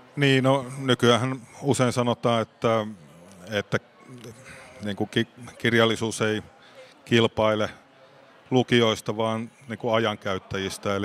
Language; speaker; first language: Finnish; native; Finnish